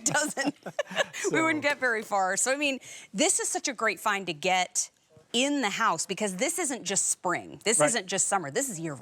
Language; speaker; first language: English; native; English